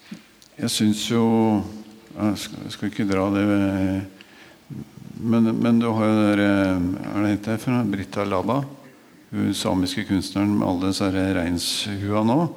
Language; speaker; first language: Norwegian; native; Norwegian